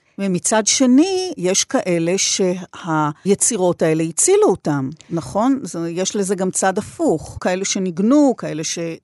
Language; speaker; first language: Hebrew; native; Hebrew